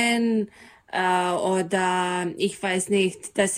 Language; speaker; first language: German; non-native, learner; Serbian